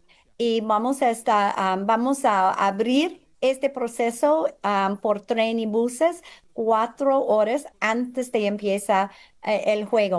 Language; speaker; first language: Spanish; early bilingual, heritage; English